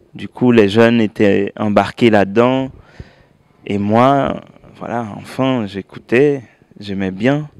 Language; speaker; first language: French; native; French